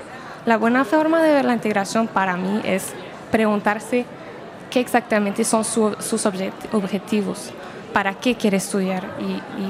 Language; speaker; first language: Spanish; non-native, fluent; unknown